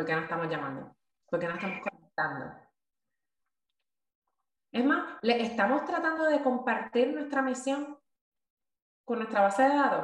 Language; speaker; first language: Spanish; native; Spanish